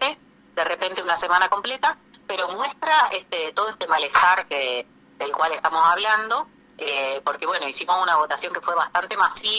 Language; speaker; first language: Spanish; native; Spanish